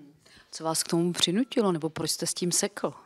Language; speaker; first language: Czech; native; Czech